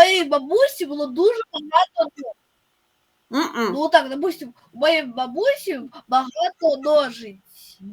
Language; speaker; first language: Ukrainian; non-native, local second language; Russian